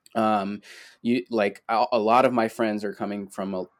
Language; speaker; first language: English; early bilingual, other home language; Spanish